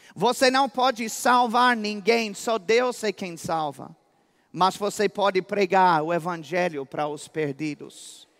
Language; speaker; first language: Portuguese; non-native, fluent; English